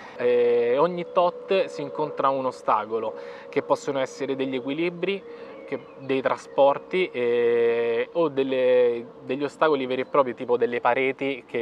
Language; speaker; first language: Italian; native; Italian